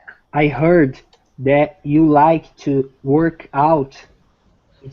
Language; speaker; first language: English; non-native, learner; Portuguese